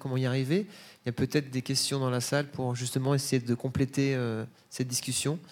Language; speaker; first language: French; native; French